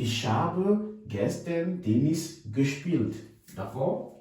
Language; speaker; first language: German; non-native, fluent; French